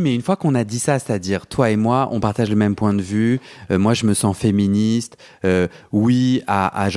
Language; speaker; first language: French; native; French